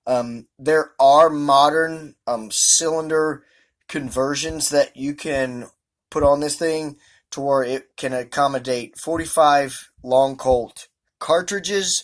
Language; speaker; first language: English; native; English